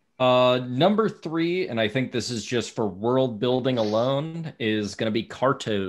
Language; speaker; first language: English; native; English